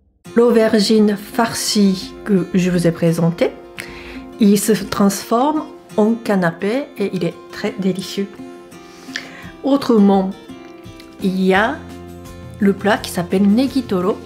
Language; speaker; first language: French; non-native, fluent; Japanese